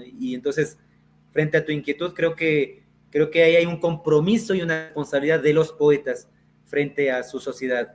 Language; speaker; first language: Spanish; native; Spanish